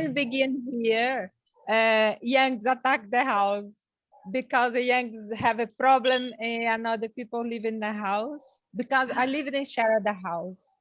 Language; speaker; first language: English; non-native, learner; Portuguese